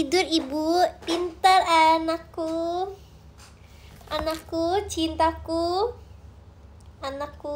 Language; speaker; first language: Indonesian; native; Indonesian